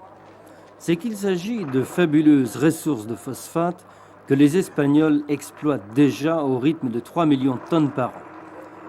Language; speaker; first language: French; native; French